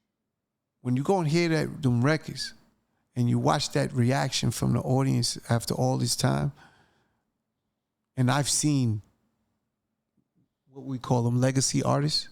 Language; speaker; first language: English; native; English